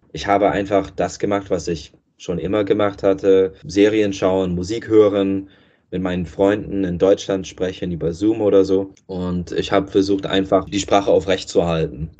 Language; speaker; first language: German; non-native, fluent; English